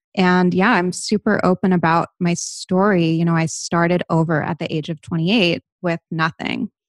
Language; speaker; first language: English; native; English